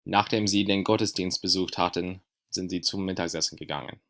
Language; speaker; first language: German; non-native, learner; English